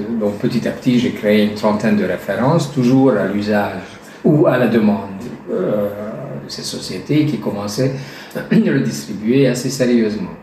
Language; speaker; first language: French; non-native, fluent; Hungarian